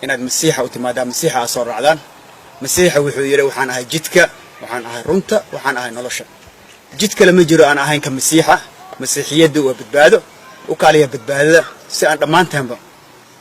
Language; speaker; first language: Somali; native; Somali